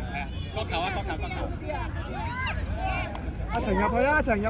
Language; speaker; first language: Chinese; native; Chinese